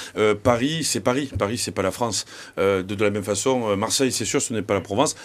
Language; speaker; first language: French; native; French